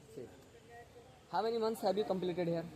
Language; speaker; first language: English; non-native, local second language; Hindi